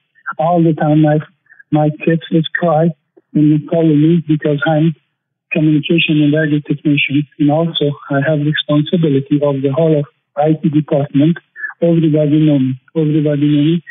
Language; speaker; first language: English; non-native, learner; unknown